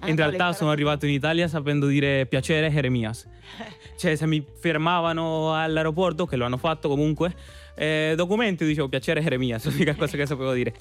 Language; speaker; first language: Italian; non-native, fluent; Spanish